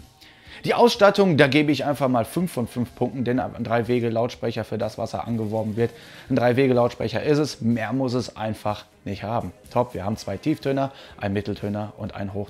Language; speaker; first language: German; native; German